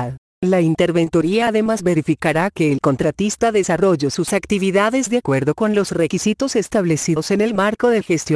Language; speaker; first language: Spanish; native; Spanish